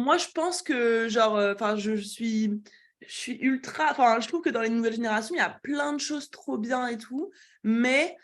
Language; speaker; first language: French; native; French